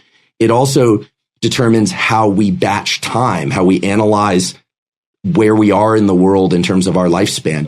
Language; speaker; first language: English; native; English